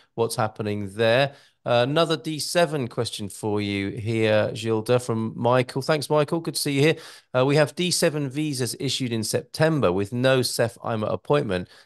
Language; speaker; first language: English; native; English